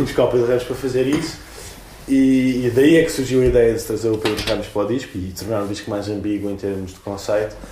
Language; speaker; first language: Portuguese; native; Portuguese